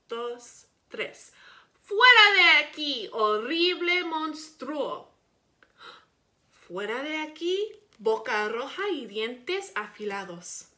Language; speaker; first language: Spanish; non-native, learner; English